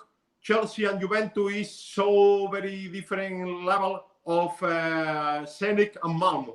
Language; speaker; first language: English; non-native, learner; Spanish